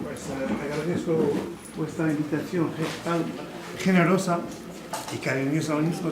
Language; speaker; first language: Spanish; non-native, fluent; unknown